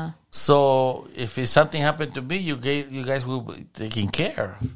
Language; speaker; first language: English; non-native, fluent; Spanish